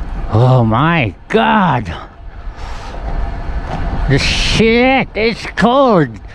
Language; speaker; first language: English; non-native, local second language; Filipino